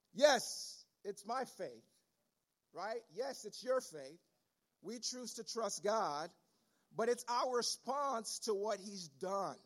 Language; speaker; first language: English; early bilingual, other home language; Haitian Creole